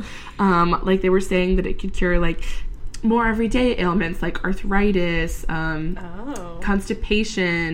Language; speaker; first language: English; native; English